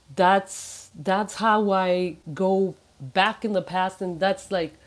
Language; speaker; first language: English; non-native, fluent; Spanish